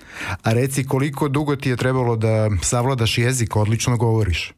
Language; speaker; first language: Serbian; native; Serbian